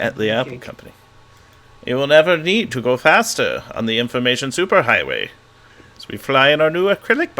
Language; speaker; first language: English; native; English